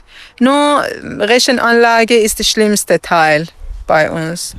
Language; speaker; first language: German; non-native, learner; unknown